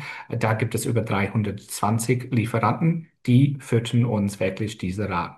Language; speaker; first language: German; non-native, fluent; English